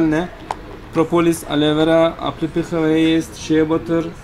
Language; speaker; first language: Russian; non-native, learner; Turkish